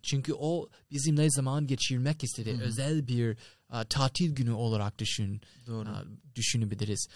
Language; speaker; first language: Turkish; non-native, fluent; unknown